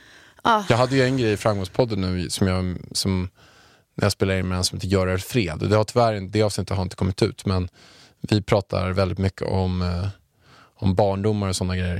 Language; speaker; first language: Swedish; native; Swedish